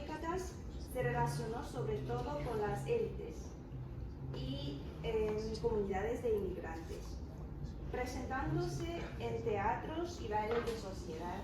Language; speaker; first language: Spanish; non-native, fluent; Chinese